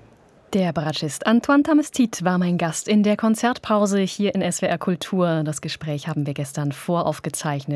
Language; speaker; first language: German; native; German